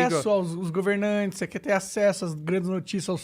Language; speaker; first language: Portuguese; native; Portuguese